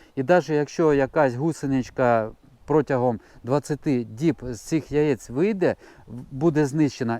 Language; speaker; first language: Ukrainian; non-native, local second language; Russian